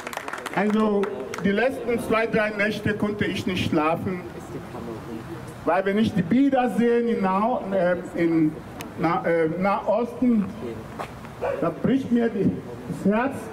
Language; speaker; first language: German; non-native, fluent; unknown